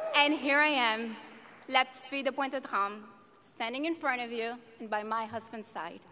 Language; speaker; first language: English; native; English